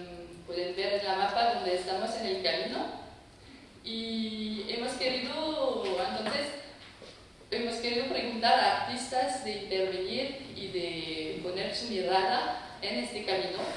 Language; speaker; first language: Spanish; non-native, fluent; French